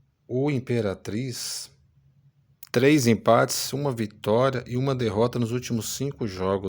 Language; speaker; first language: Portuguese; native; Portuguese